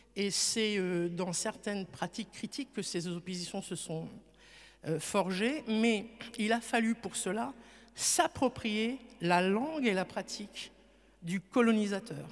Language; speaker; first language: French; native; French